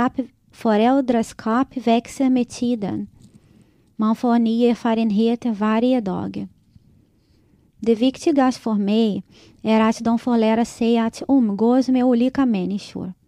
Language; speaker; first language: Swedish; non-native, fluent; Portuguese